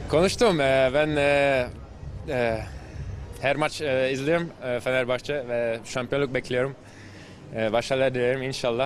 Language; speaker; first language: Turkish; non-native, learner; Hungarian